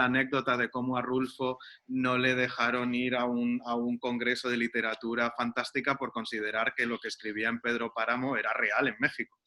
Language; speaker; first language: Spanish; native; Spanish